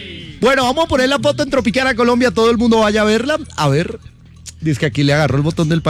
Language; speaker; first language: Spanish; native; Spanish